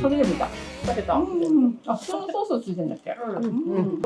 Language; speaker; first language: Japanese; native; Japanese